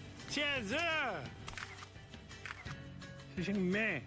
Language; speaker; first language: Chinese; non-native, learner; English